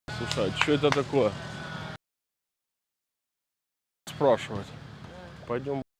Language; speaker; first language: Russian; native; Russian